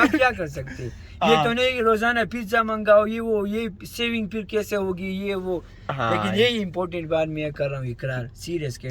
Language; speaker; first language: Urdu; non-native, local second language; Pashto